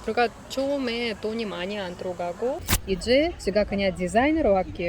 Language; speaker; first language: Korean; non-native, learner; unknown